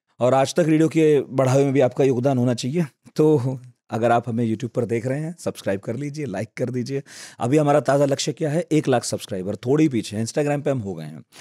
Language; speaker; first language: Hindi; native; Hindi